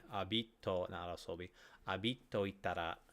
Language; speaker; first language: Japanese; non-native, learner; English